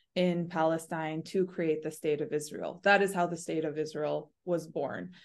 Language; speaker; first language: English; early bilingual, other home language; Urdu